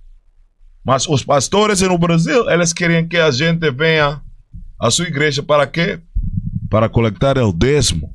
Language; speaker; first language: Portuguese; non-native, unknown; Spanish